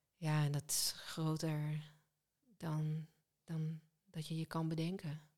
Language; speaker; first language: Dutch; early bilingual, other home language; Hebrew